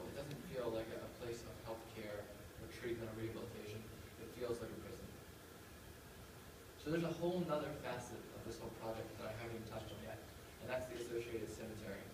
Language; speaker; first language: English; native; English